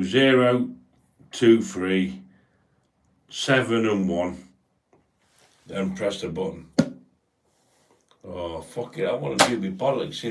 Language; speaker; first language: English; native; English